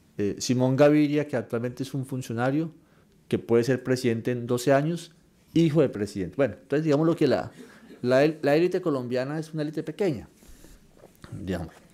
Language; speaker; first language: Spanish; native; Spanish